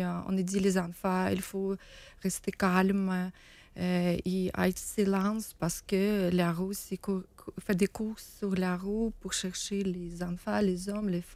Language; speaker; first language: French; non-native, learner; Ukrainian